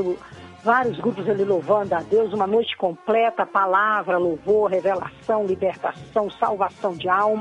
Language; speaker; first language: Portuguese; native; Portuguese